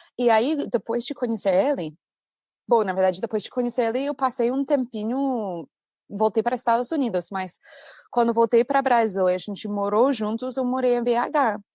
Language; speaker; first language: Portuguese; non-native, fluent; English